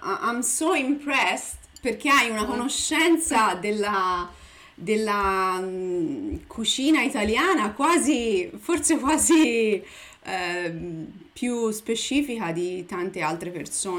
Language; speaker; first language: Italian; native; Italian